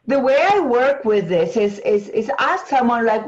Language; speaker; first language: English; non-native, fluent; Spanish